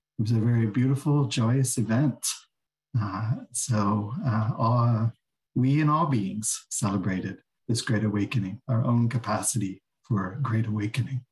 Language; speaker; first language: English; native; English